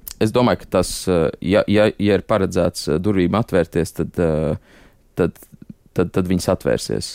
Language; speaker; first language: Latvian; native; Latvian